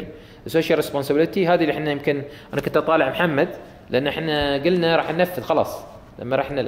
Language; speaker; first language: Arabic; native; Arabic